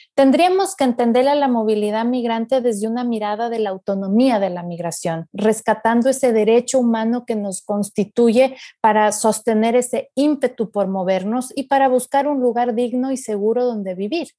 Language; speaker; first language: Spanish; native; Spanish